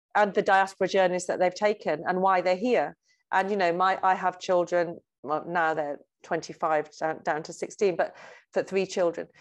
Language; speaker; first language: English; native; English